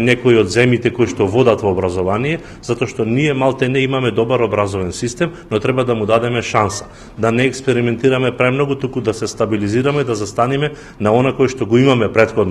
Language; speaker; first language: Macedonian; native; Macedonian